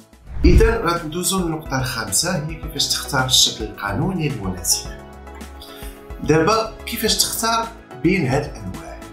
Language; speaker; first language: Arabic; native; Arabic